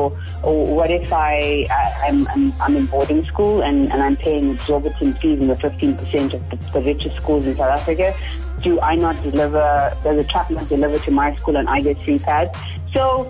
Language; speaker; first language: English; native; English